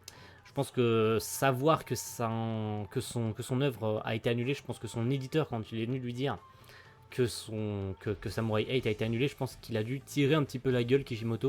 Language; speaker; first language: French; native; French